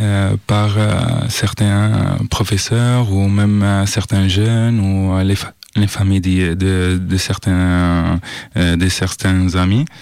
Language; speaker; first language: French; non-native, fluent; Italian